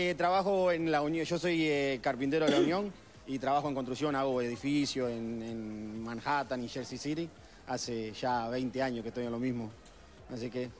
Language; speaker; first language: Spanish; native; Spanish